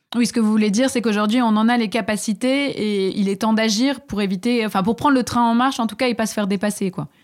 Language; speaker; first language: French; native; French